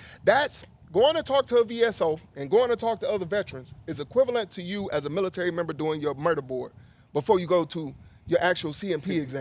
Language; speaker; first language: English; native; English